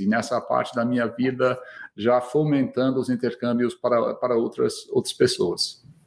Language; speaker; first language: Portuguese; non-native, fluent; English